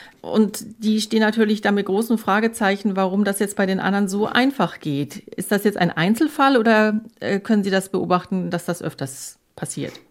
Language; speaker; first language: German; native; German